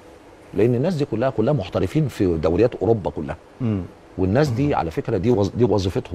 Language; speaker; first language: Arabic; native; Arabic